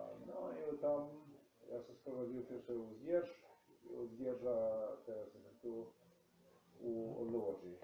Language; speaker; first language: Polish; non-native, learner; Ukrainian